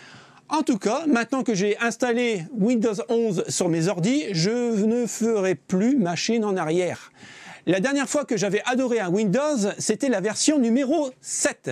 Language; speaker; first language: French; native; French